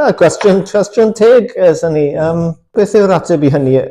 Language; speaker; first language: Welsh; native; Welsh